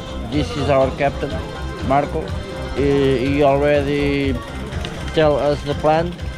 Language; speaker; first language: English; non-native, learner; Portuguese